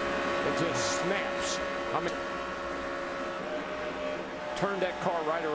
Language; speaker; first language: English; native; English